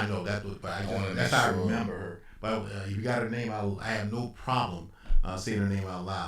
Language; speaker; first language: English; native; English